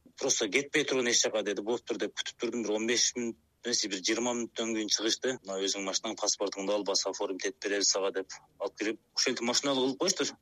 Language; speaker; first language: Kyrgyz; native; Kyrgyz